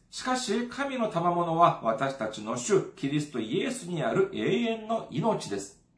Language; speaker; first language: Japanese; non-native, fluent; Korean